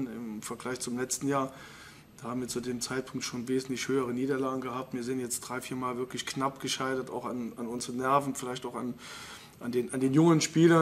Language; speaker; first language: German; native; German